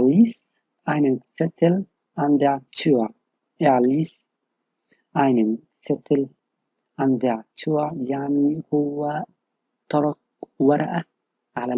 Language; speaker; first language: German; non-native, fluent; Arabic